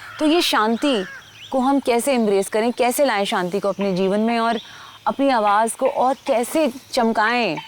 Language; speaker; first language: Hindi; native; Hindi